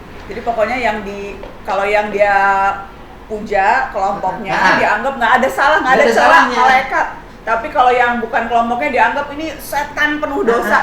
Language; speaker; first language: Indonesian; native; Indonesian